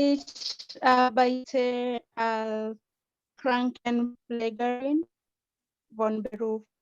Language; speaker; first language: German; non-native, learner; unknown